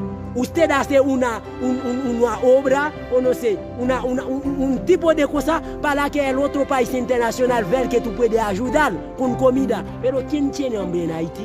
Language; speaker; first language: Spanish; non-native, learner; Haitian Creole